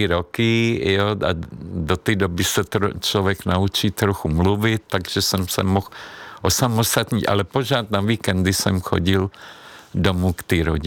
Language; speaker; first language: Czech; non-native, fluent; Hungarian